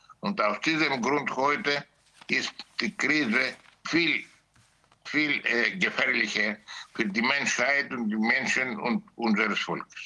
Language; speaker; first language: German; non-native, learner; Greek